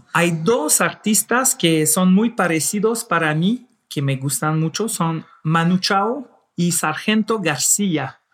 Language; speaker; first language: Spanish; non-native, fluent; French